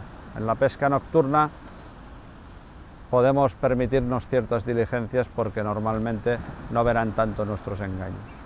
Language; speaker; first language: Spanish; native; Spanish